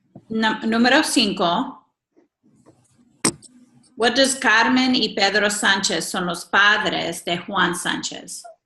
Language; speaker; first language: Spanish; non-native, fluent; English